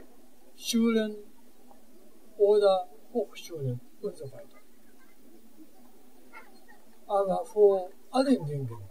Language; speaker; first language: German; non-native, fluent; Japanese